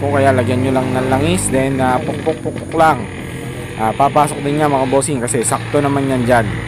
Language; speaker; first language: Filipino; native; Filipino